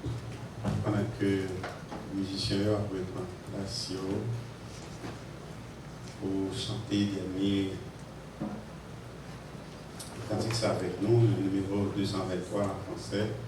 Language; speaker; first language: French; non-native, local second language; Haitian Creole